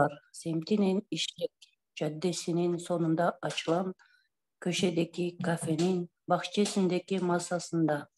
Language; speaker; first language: Turkish; non-native, learner; Kyrgyz